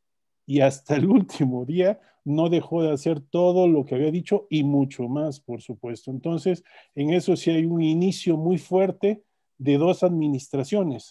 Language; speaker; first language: Spanish; native; Spanish